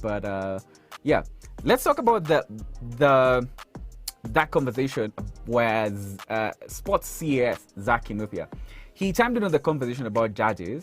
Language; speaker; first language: English; non-native, local second language; Swahili